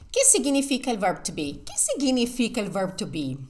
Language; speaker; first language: Spanish; non-native, fluent; Portuguese